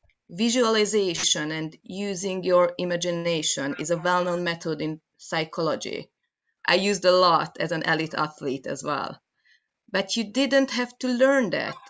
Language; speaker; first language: English; non-native, fluent; Hungarian